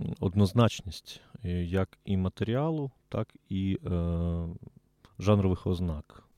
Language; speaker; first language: Ukrainian; native; Ukrainian